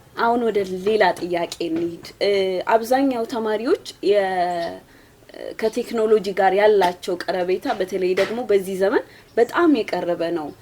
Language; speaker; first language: Amharic; non-native, local second language; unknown